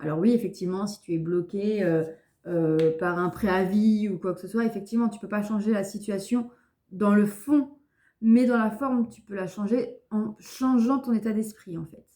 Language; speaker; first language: French; native; French